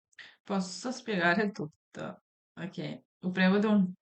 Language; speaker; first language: Italian; non-native, fluent; Serbian